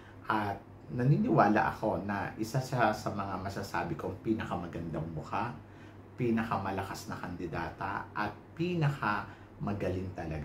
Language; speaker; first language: Filipino; native; Filipino